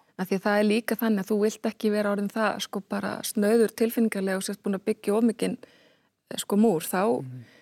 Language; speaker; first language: Icelandic; native; Icelandic